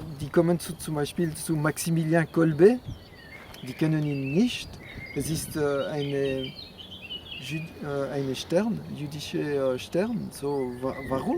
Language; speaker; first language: German; non-native, fluent; French